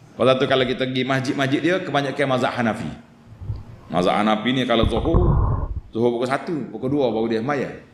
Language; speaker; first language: Malay; native; Malay